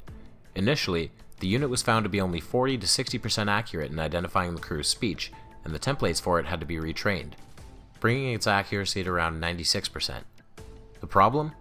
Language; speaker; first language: English; native; English